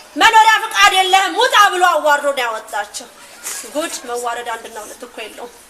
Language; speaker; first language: Amharic; native; Amharic